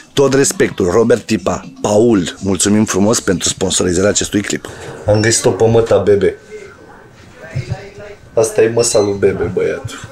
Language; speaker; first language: Romanian; native; Romanian